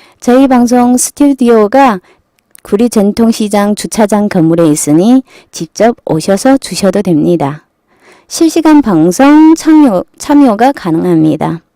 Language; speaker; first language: Korean; non-native, fluent; Chinese